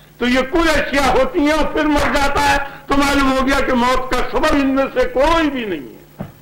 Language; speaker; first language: Urdu; native; Urdu